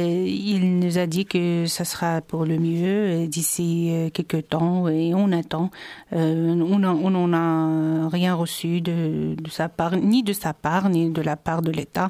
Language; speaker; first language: French; non-native, local second language; Arabic